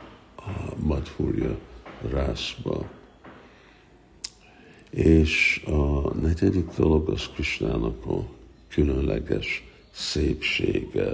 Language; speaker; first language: Hungarian; early bilingual, heritage; Hungarian